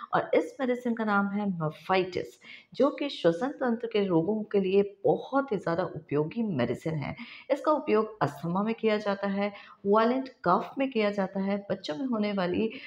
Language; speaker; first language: Hindi; non-native, local second language; Marathi